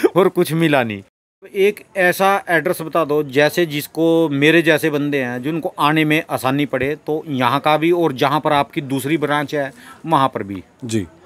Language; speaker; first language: Hindi; native; Hindi